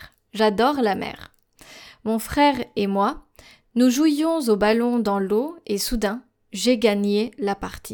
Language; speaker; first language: French; non-native, fluent; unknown